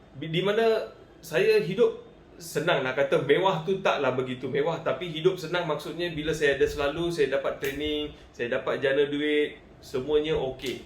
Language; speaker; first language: Malay; non-native, local second language; Tamil